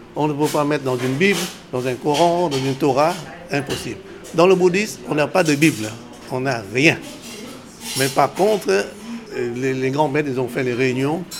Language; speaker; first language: French; non-native, fluent; Vietnamese